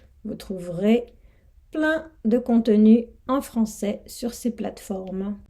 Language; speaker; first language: French; non-native, fluent; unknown